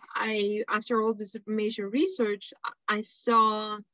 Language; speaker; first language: English; non-native, fluent; Lithuanian